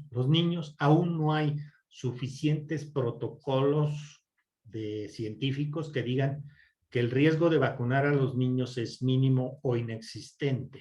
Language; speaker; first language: Spanish; native; Spanish